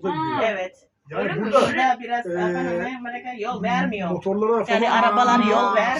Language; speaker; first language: Turkish; non-native, learner; Indonesian